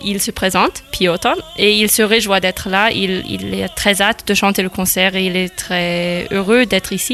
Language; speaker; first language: French; non-native, fluent; German